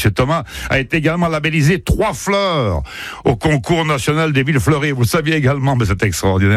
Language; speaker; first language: French; native; French